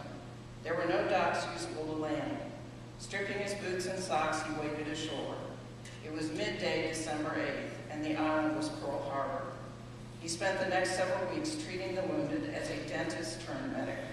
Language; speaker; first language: English; native; English